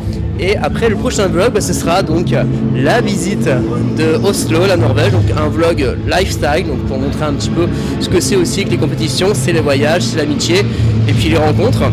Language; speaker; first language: French; native; French